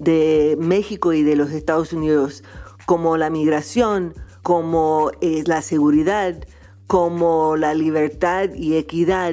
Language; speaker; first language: Spanish; non-native, fluent; English